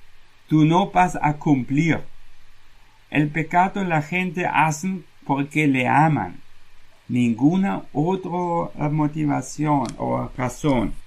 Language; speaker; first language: Spanish; non-native, fluent; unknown